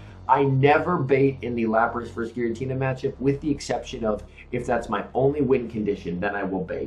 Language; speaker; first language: English; native; English